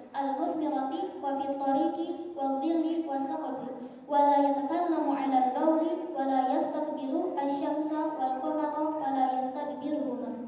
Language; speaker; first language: Arabic; non-native, learner; Indonesian